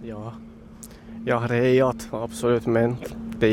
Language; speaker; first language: Swedish; non-native, learner; Turkish